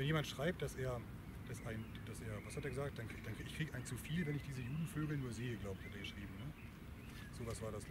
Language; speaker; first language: German; native; German